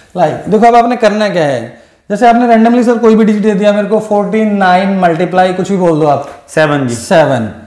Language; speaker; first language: Hindi; non-native, local second language; Punjabi